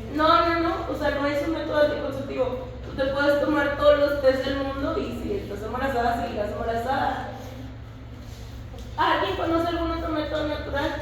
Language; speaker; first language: Spanish; native; Spanish